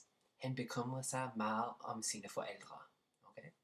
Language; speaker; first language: Danish; non-native, learner; English